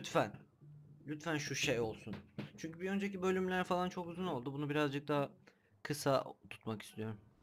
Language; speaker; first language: Turkish; native; Turkish